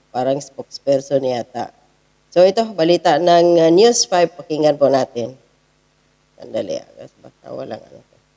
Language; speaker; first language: Filipino; native; Filipino